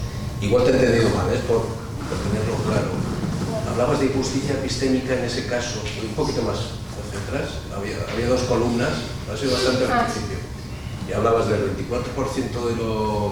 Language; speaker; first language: Spanish; native; Spanish